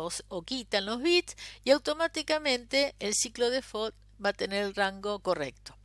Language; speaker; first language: Spanish; native; Spanish